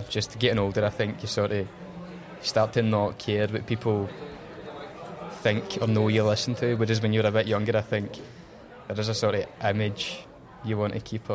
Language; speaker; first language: English; native; English